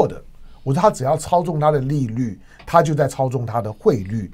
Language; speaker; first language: Chinese; native; Chinese